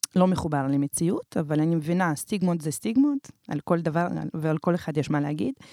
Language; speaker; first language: Hebrew; early bilingual, other home language; Romanian